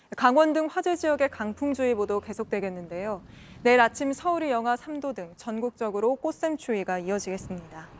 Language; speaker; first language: Korean; native; Korean